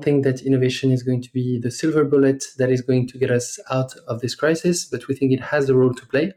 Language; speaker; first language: English; non-native, fluent; French